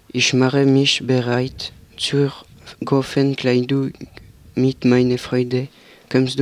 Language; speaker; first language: German; non-native, learner; French